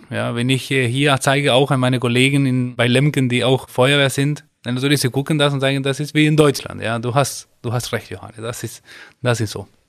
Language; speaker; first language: German; non-native, fluent; Spanish